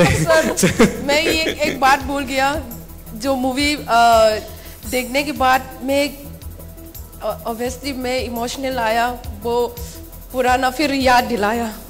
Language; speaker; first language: Hindi; non-native, local second language; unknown